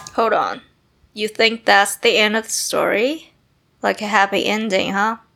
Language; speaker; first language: English; non-native, fluent; Chinese